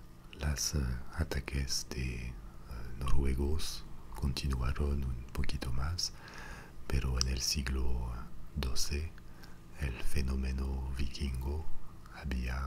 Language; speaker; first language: Spanish; non-native, fluent; French